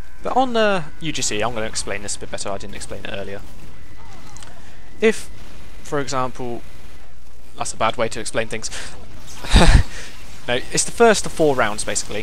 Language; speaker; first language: English; native; English